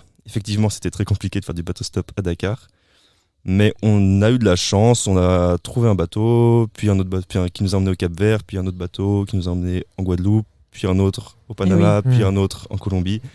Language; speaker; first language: French; native; French